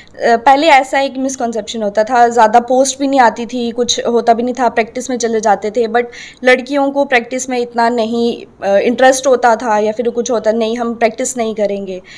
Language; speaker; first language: Hindi; native; Hindi